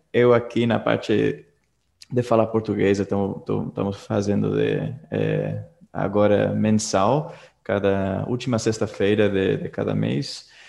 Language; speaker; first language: Portuguese; non-native, fluent; Spanish